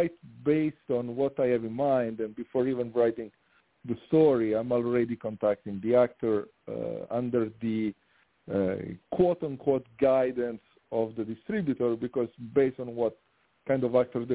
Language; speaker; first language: English; non-native, fluent; Italian